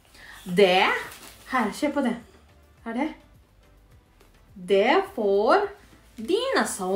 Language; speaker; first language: Norwegian; non-native, learner; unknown